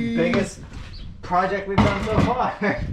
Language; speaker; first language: English; native; English